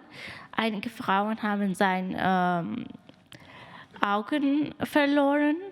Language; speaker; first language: German; non-native, fluent; Persian